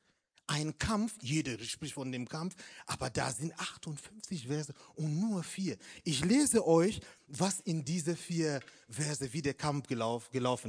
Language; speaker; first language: German; non-native, fluent; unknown